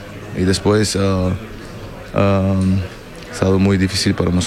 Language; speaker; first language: Spanish; non-native, learner; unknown